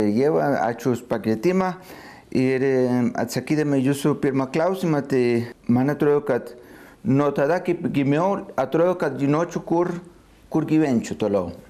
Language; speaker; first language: Lithuanian; non-native, fluent; Spanish